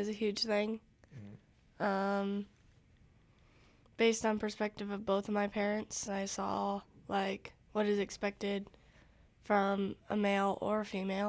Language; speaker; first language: English; native; English